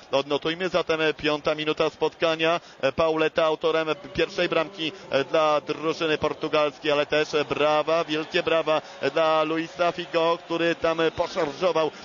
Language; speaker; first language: Polish; native; Polish